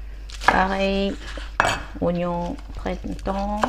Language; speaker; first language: French; non-native, learner; Korean